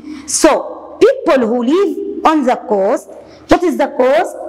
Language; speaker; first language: English; non-native, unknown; Arabic